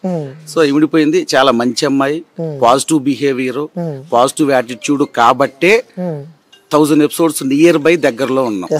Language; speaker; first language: Telugu; native; Telugu